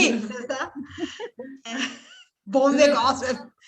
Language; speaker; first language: French; non-native, fluent; Portuguese